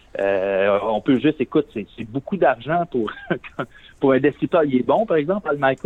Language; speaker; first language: French; native; French